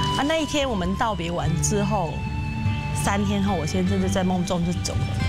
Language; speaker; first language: Chinese; non-native, fluent; Vietnamese